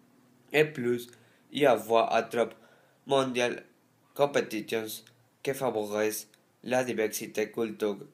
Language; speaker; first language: French; non-native, learner; Spanish